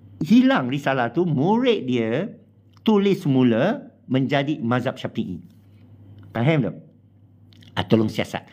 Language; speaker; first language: Malay; non-native, local second language; Chinese